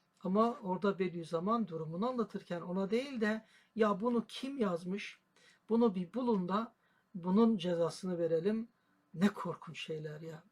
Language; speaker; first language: Turkish; native; Turkish